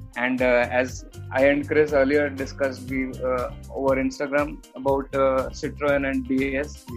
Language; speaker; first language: English; non-native, local second language; Marathi